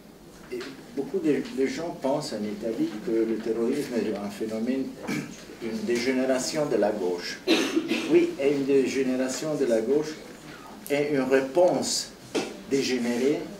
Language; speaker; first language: French; non-native, fluent; Italian